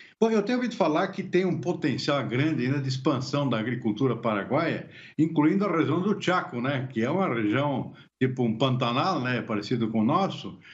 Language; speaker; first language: Portuguese; native; Portuguese